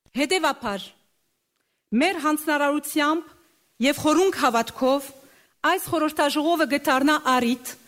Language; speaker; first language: Armenian; early bilingual, heritage; Armenian